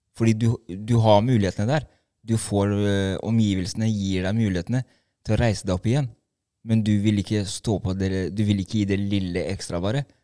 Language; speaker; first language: Norwegian; early bilingual, other home language; Albanian